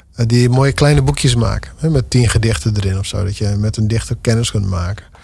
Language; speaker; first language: Dutch; non-native, local second language; Western Frisian